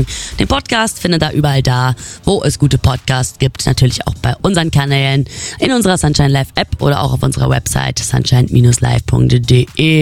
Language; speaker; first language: German; native; German